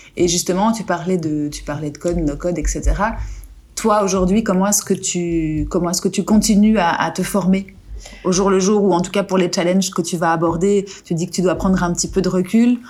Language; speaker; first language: French; native; French